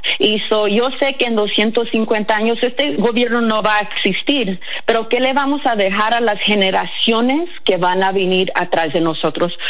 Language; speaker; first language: Spanish; early bilingual, heritage; Spanish